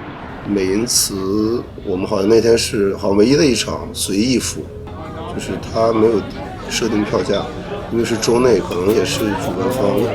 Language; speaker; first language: Chinese; native; Chinese